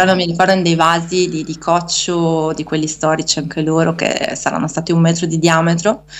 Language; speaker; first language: Italian; native; Italian